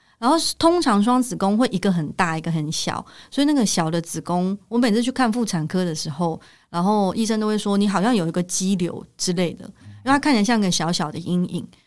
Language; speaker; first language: Chinese; native; Chinese